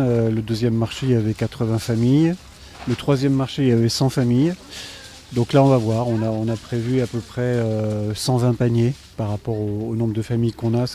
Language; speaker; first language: French; native; French